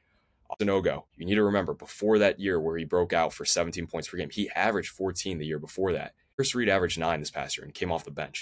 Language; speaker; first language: English; native; English